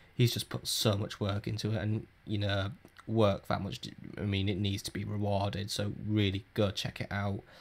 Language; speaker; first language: English; native; English